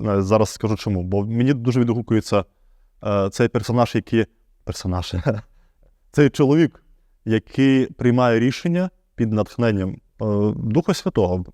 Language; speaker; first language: Ukrainian; native; Ukrainian